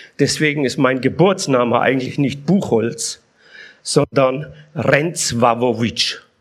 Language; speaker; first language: German; early bilingual, other home language; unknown